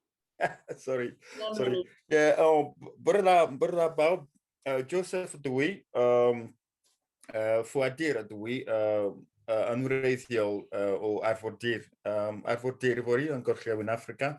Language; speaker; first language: Welsh; non-native, fluent; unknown